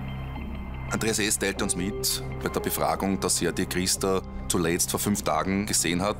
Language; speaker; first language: German; native; German